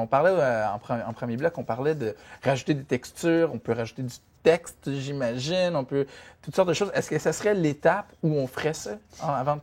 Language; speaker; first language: French; native; French